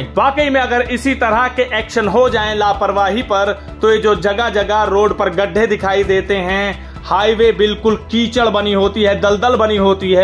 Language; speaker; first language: Hindi; native; Hindi